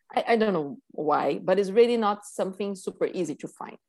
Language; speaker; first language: English; non-native, fluent; Portuguese